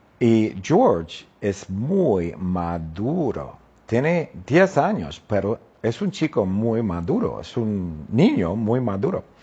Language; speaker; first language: Spanish; non-native, fluent; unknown